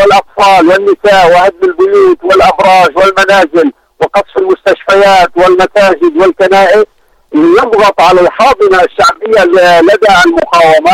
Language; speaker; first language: Arabic; native; Arabic